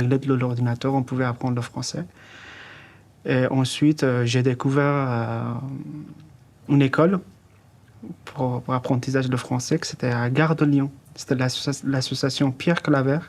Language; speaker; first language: French; non-native, fluent; Persian